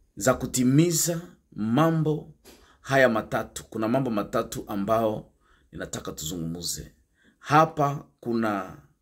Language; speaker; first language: Swahili; non-native, local second language; Nande